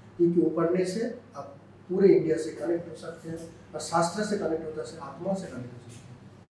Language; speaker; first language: Hindi; non-native, local second language; Bangla